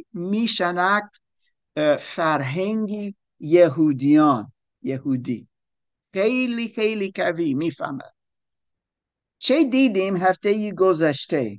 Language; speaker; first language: Persian; non-native, learner; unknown